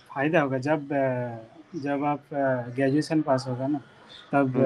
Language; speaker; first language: Hindi; non-native, local second language; Bangla